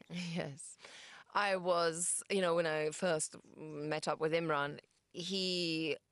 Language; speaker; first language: English; non-native, fluent; German